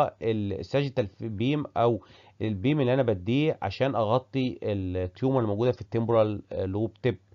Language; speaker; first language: Arabic; native; Arabic